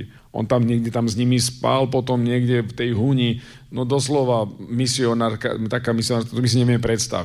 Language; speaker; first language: Slovak; native; Slovak